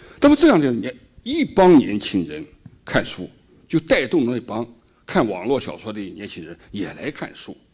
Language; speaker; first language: Chinese; native; Chinese